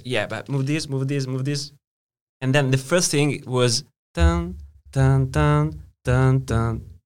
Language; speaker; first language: English; non-native, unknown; Italian